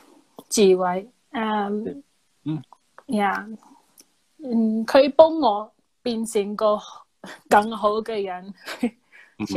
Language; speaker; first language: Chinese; non-native, fluent; English